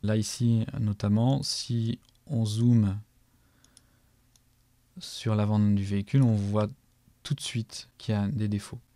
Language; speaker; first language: French; native; French